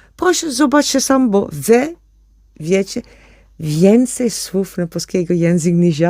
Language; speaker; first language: Polish; non-native, learner; Dutch